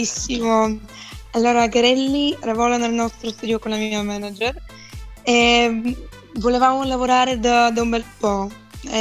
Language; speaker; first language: Italian; non-native, fluent; Bulgarian